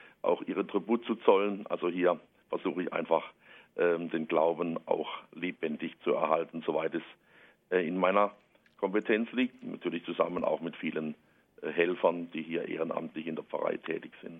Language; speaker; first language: German; native; German